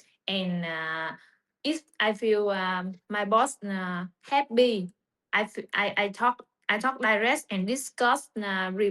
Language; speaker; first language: English; non-native, learner; Vietnamese